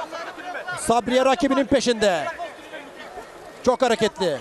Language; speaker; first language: Turkish; native; Turkish